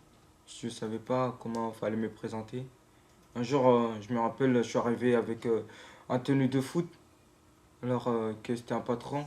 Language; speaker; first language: French; non-native, local second language; Comorian